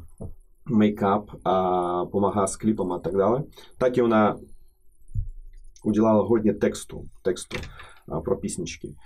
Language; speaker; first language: Czech; non-native, fluent; Russian